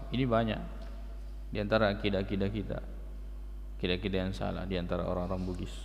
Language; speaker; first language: Malay; non-native, local second language; Buginese